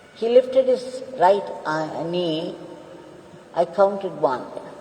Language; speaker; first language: English; non-native, local second language; Tamil